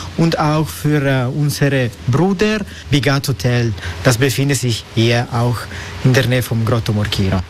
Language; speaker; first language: German; non-native, local second language; Italian